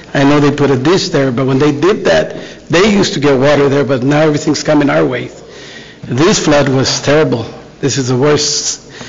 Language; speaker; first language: English; native; English